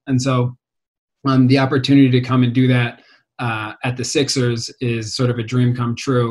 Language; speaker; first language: English; native; English